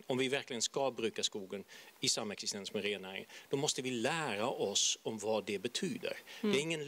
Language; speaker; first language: Swedish; non-native, fluent; Dutch